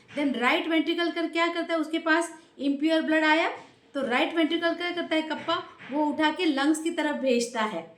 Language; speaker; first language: Hindi; non-native, local second language; Marathi